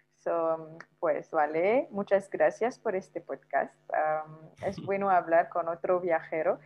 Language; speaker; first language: Spanish; non-native, learner; Arabic